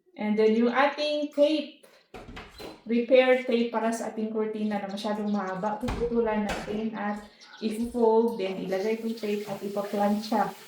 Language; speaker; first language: Filipino; non-native, local second language; Cebuano